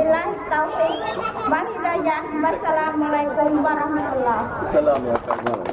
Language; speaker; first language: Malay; non-native, learner; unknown